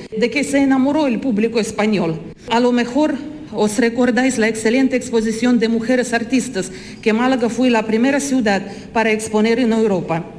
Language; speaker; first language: Spanish; non-native, fluent; Russian